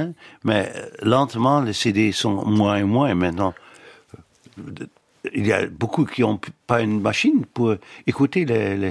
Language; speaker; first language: French; non-native, fluent; Dutch